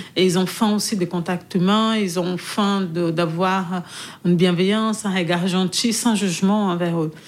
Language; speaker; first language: French; non-native, fluent; Portuguese